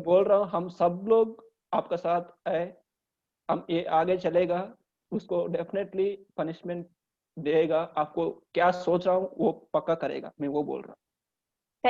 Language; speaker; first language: Hindi; non-native, local second language; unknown